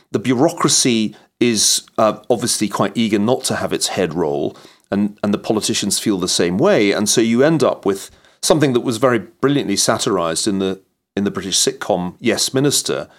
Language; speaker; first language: English; native; English